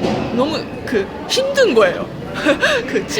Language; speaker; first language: Korean; non-native, fluent; Japanese